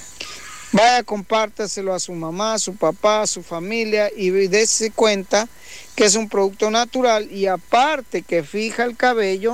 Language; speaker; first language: Spanish; native; Spanish